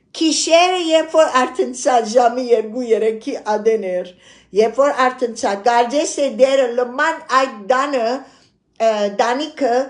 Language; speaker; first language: Armenian; early bilingual, heritage; Armenian